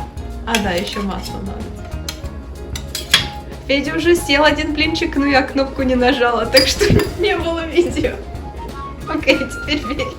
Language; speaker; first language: Russian; early bilingual, heritage; Russian